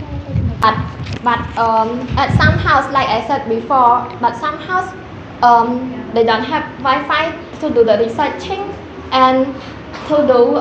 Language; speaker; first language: English; non-native, learner; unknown